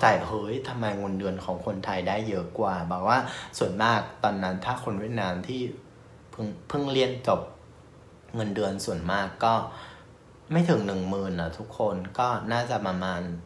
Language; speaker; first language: Thai; non-native, fluent; Vietnamese